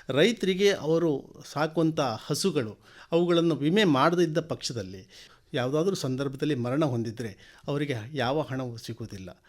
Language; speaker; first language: Kannada; native; Kannada